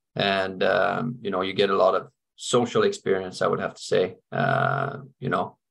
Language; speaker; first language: English; non-native, fluent; Swedish